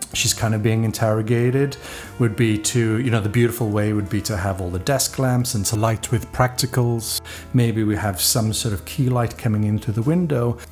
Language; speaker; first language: English; native; English